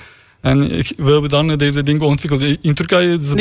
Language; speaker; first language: Dutch; non-native, learner; Turkish